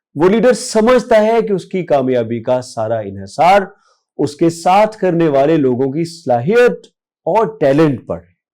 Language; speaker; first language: Urdu; non-native, local second language; Punjabi